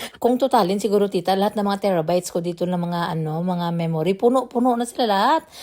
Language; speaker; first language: Filipino; non-native, local second language; Cebuano